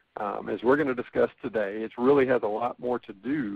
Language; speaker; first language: English; native; English